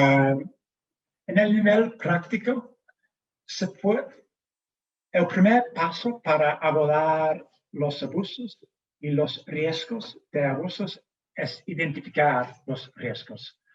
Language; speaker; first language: Spanish; non-native, fluent; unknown